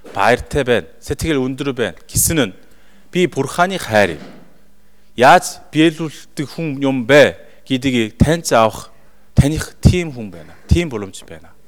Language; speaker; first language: Mongolian; non-native, fluent; Korean